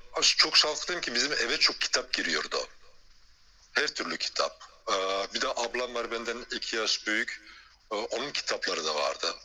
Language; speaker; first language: Turkish; early bilingual, heritage; Turkish